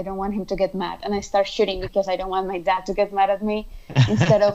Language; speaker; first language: English; non-native, fluent; Spanish